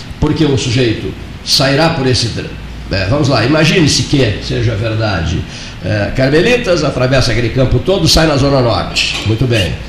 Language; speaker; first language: Portuguese; native; Portuguese